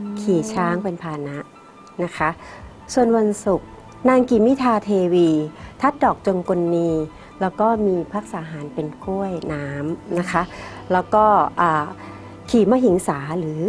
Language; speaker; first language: Thai; native; Thai